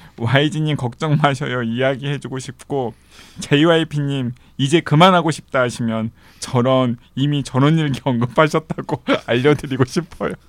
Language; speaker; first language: Korean; native; Korean